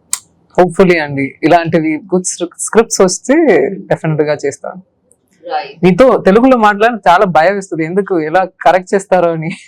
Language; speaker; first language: Telugu; non-native, learner; Tamil